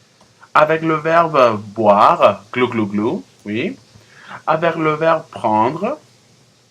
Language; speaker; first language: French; non-native, fluent; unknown